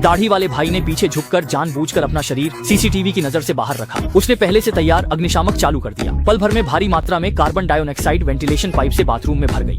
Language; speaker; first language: Hindi; native; Hindi